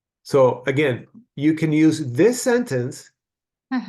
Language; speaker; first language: English; native; English